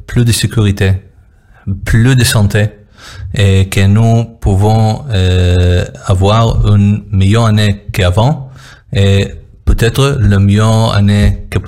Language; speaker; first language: French; non-native, learner; Hebrew